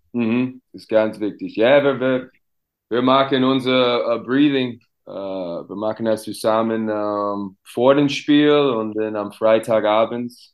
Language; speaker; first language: German; non-native, learner; English